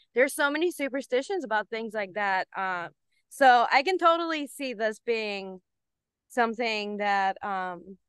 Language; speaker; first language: English; early bilingual, other home language; Bulgarian